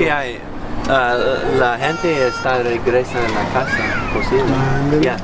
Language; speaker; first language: Spanish; non-native, learner; English